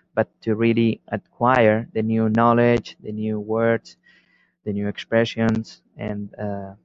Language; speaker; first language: English; non-native, fluent; Spanish